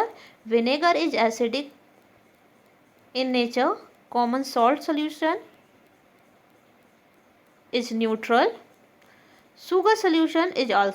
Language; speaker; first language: English; non-native, local second language; Hindi